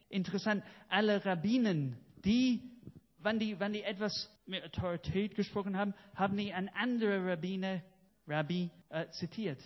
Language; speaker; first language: German; non-native, fluent; English